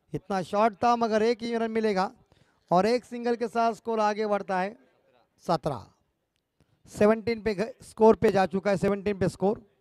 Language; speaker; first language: Hindi; non-native, local second language; Marathi